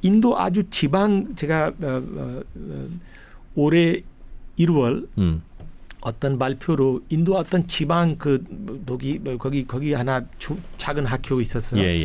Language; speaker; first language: Korean; non-native, fluent; Hindi